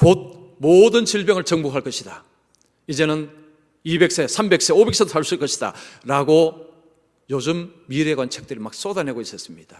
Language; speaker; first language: Korean; native; Korean